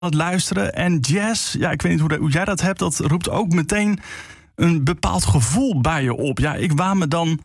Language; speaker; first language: Dutch; native; Dutch